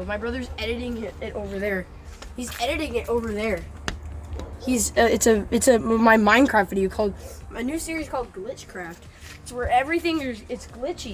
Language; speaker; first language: English; native; English